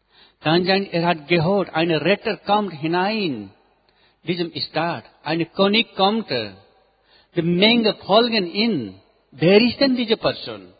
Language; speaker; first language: German; non-native, learner; Nepali